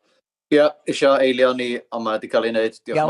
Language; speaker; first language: Welsh; native; Welsh